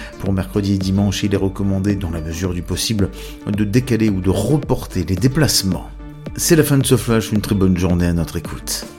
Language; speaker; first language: French; native; French